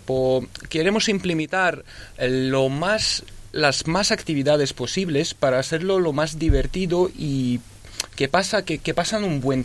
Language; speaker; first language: Spanish; early bilingual, other home language; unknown